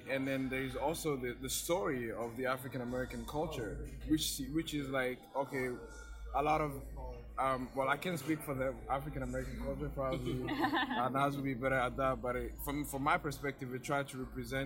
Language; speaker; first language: English; non-native, fluent; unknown